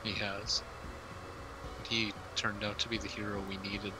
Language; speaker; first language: English; native; English